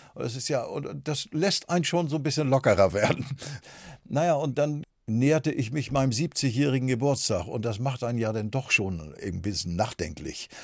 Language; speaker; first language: German; native; German